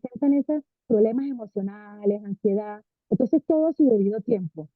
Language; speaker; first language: Spanish; native; Spanish